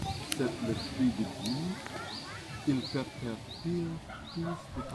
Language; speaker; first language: French; non-native, learner; Indonesian